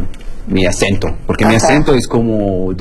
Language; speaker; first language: Spanish; non-native, learner; Arabic